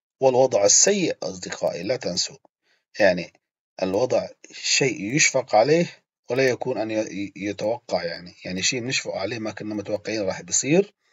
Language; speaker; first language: Arabic; non-native, fluent; Turkish